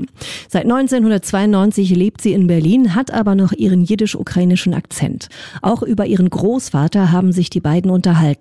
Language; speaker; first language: German; native; German